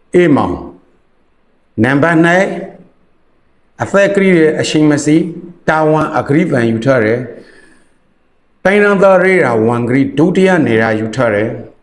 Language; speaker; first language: Burmese; native; Burmese